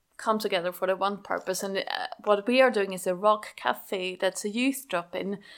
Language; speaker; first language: English; non-native, fluent; Swiss German